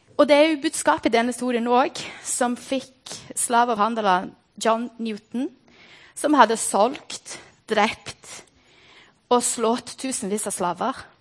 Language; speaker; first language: Norwegian; non-native, fluent; Portuguese